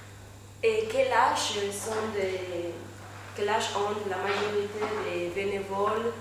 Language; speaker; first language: French; non-native, fluent; Spanish